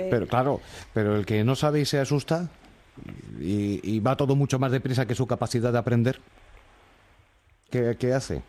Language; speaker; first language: Spanish; native; Spanish